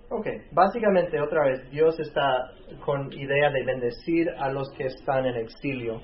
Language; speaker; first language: Spanish; native; Spanish